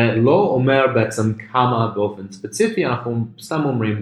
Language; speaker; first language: Hebrew; non-native, fluent; English